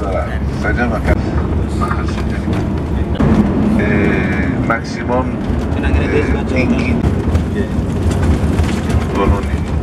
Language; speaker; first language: Indonesian; non-native, learner; Arabic